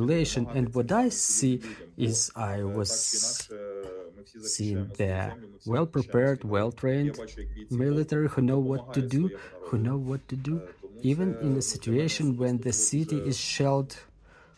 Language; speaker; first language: English; non-native, fluent; Russian